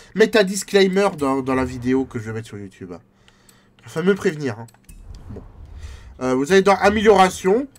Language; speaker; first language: French; native; French